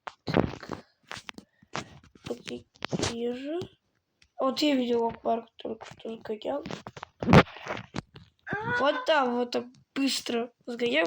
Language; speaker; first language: Russian; native; Russian